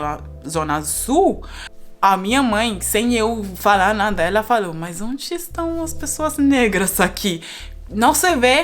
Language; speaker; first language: Portuguese; non-native, fluent; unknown